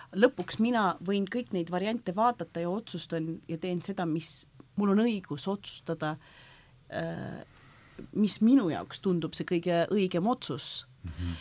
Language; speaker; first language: Estonian; early bilingual, heritage; Estonian